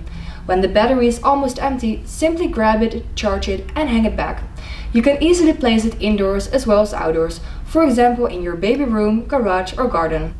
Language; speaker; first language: English; non-native, fluent; Dutch